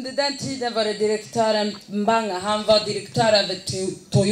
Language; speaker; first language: Swedish; non-native, fluent; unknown